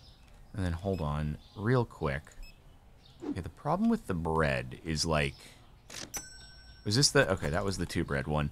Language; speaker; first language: English; native; English